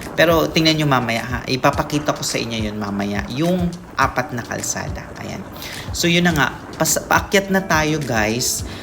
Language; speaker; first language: Filipino; native; Filipino